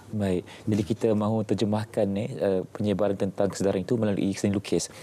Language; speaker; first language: Malay; native; Malay